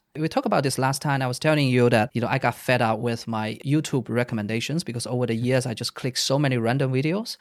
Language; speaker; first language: English; non-native, fluent; Chinese